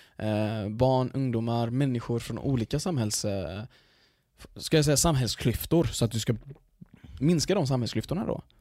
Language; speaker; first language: Swedish; early bilingual, other home language; Arabic